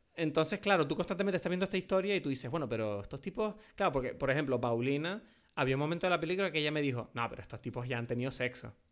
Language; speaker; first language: Spanish; non-native, fluent; French